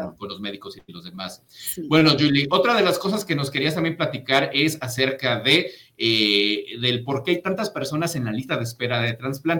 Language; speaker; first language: Spanish; native; Spanish